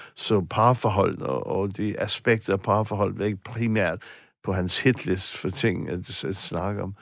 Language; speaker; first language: Danish; non-native, fluent; English